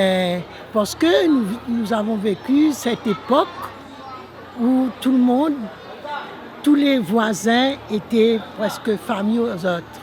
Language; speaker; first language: French; non-native, local second language; Morisyen